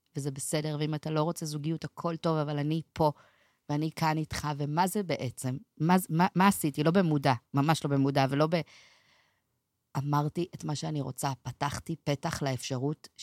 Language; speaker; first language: Hebrew; native; Hebrew